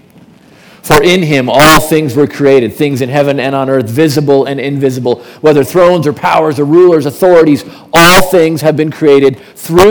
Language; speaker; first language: English; native; English